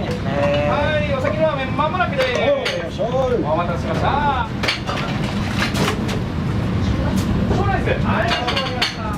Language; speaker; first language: Japanese; native; Japanese